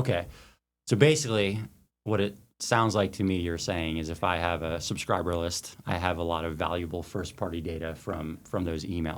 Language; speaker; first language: English; native; English